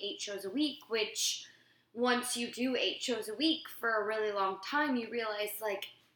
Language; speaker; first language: English; native; English